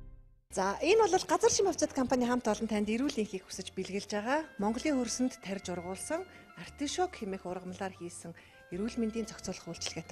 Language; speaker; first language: Mongolian; native; Mongolian